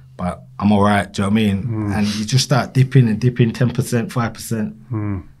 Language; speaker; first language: English; native; English